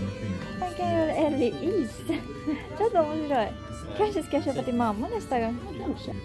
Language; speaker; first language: Swedish; non-native, learner; Japanese